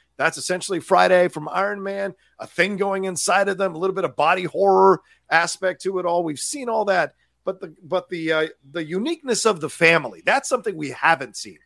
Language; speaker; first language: English; native; English